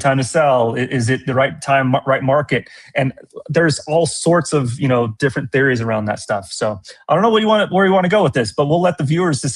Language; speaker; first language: English; native; English